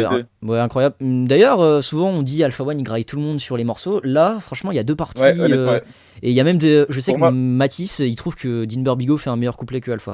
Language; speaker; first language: French; native; French